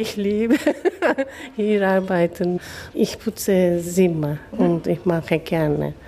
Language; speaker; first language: German; non-native, learner; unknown